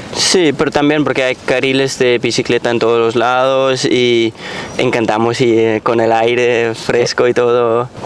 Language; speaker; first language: Spanish; non-native, fluent; Danish